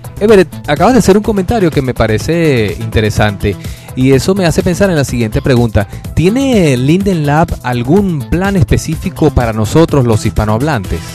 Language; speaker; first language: Spanish; native; Spanish